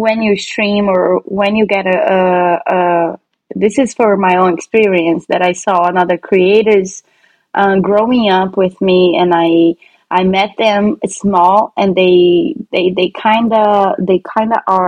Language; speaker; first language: English; non-native, fluent; Portuguese